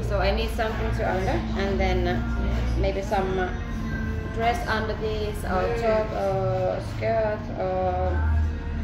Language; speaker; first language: English; non-native, learner; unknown